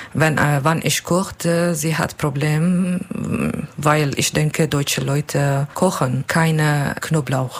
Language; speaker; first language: German; non-native, learner; Kurdish